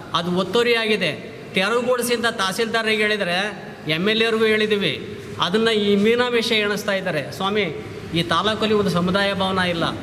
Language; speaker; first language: Kannada; native; Kannada